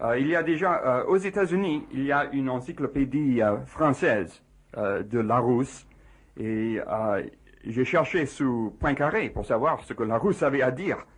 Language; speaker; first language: French; non-native, fluent; English